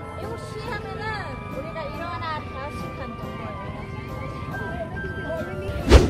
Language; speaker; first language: Korean; non-native, learner; Vietnamese